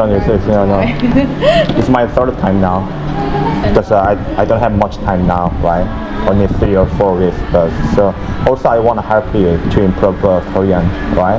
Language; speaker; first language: English; non-native, learner; Vietnamese